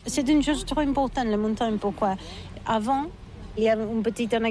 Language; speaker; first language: French; non-native, learner; Catalan